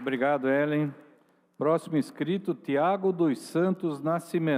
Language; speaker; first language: Portuguese; native; Portuguese